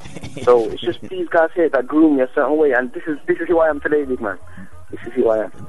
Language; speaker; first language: English; native; English